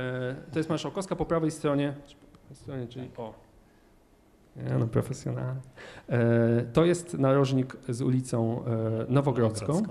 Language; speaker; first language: Polish; native; Polish